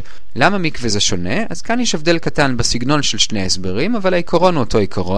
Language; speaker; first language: Hebrew; native; Hebrew